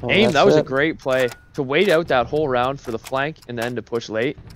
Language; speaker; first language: English; native; English